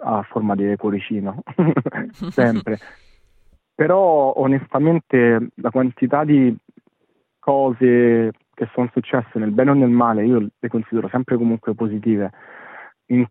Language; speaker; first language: Italian; native; Italian